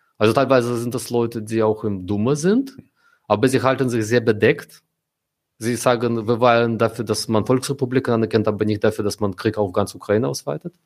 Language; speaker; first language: German; non-native, fluent; Russian